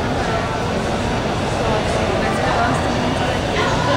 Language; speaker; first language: Portuguese; non-native, learner; English